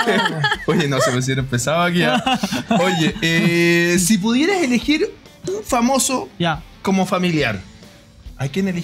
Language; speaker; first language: Spanish; native; Spanish